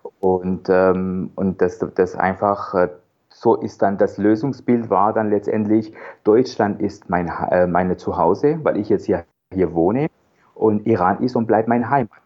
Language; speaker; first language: German; non-native, fluent; Persian